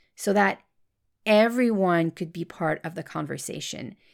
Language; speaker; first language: English; non-native, fluent; French